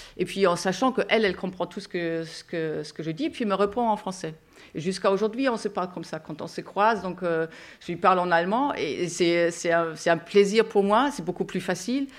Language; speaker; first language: French; non-native, fluent; German